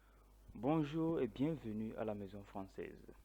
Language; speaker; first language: French; non-native, fluent; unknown